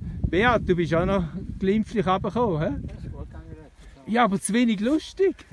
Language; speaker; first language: German; native; German